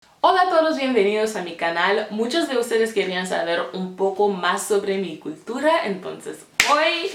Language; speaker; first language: Spanish; non-native, fluent; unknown